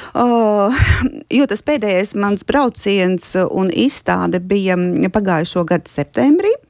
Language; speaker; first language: Latvian; native; Latvian